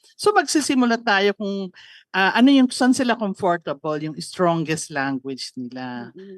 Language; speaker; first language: Filipino; non-native, local second language; Waray